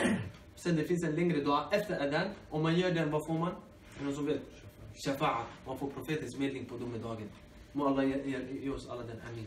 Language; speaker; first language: Swedish; early bilingual, other home language; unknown